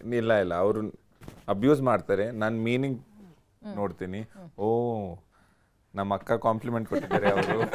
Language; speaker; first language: Kannada; non-native, learner; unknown